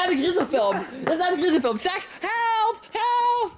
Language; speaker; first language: Dutch; native; Dutch